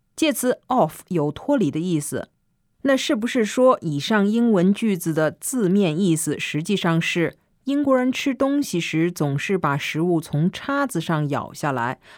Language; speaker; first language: Chinese; native; Chinese